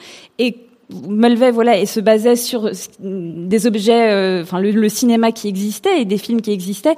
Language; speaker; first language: French; native; French